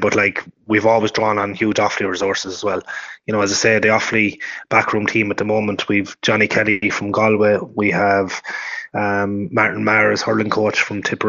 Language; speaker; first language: English; native; English